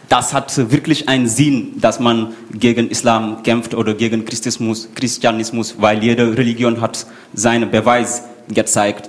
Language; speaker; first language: German; non-native, fluent; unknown